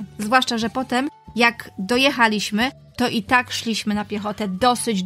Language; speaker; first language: Polish; native; Polish